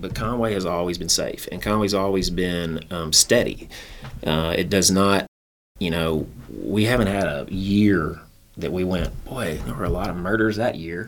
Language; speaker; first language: English; native; English